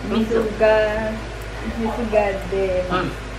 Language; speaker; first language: Japanese; non-native, learner; Filipino